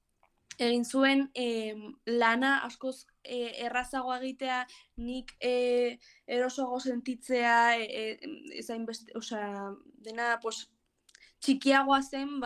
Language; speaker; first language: Basque; non-native, local second language; Spanish